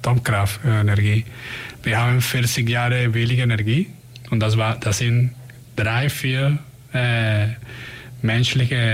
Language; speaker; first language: German; non-native, fluent; Spanish